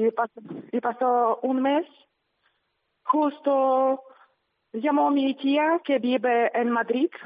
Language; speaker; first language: Spanish; non-native, learner; Ukrainian